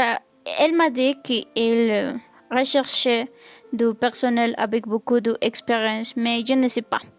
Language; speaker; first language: French; non-native, learner; Spanish